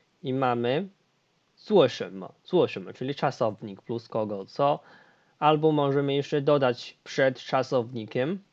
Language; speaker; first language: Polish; non-native, fluent; Chinese